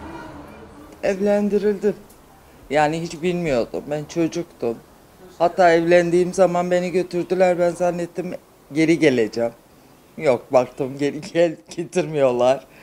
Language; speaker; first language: Turkish; non-native, local second language; Kurdish